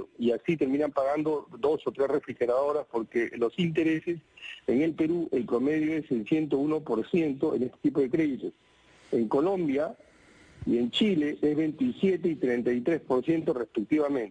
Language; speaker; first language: Spanish; native; Spanish